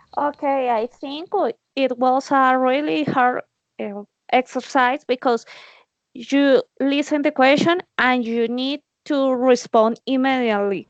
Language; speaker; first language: English; non-native, learner; Spanish